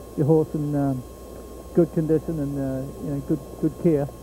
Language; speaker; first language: English; native; English